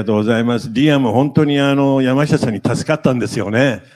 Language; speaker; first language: Japanese; native; Japanese